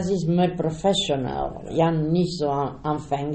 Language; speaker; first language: German; non-native, learner; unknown